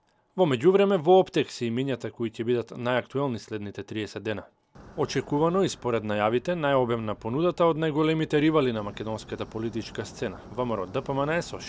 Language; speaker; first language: Macedonian; native; Macedonian